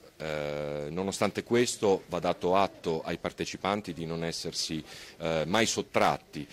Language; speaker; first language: Italian; native; Italian